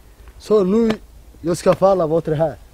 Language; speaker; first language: Swedish; non-native, learner; Somali